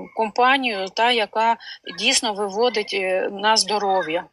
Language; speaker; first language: Ukrainian; non-native, local second language; Russian